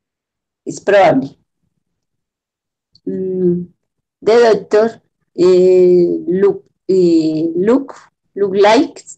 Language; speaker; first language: English; non-native, learner; Spanish